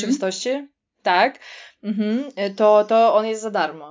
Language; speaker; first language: Polish; non-native, fluent; Russian